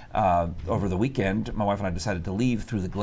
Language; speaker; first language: English; native; English